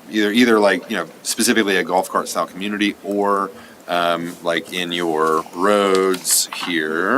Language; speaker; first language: English; native; English